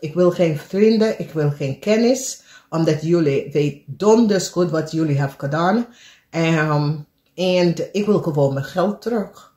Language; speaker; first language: Dutch; non-native, learner; English